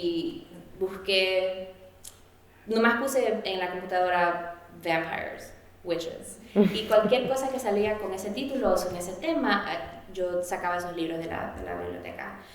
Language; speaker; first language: Spanish; early bilingual, heritage; Spanish